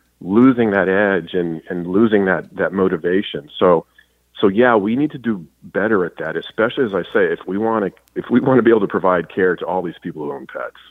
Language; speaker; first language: English; native; English